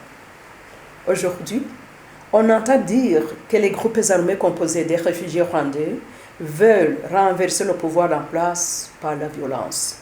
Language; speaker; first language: French; non-native, local second language; Kinyarwanda